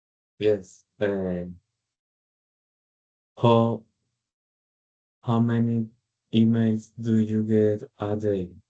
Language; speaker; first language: English; non-native, learner; Spanish